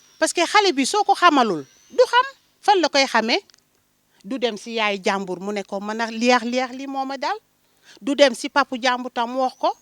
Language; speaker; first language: Wolof; non-native, local second language; Jola-Fonyi